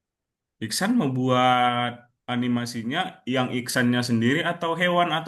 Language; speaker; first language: Indonesian; native; Indonesian